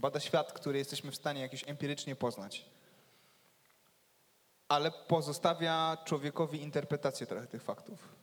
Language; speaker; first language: Polish; native; Polish